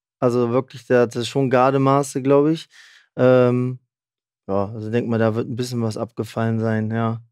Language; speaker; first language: German; native; German